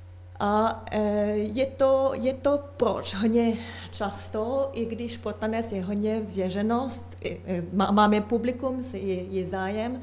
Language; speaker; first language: Czech; non-native, learner; French